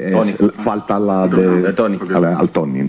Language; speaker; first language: Spanish; non-native, fluent; Greek